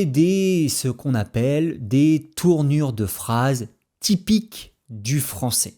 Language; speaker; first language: French; native; French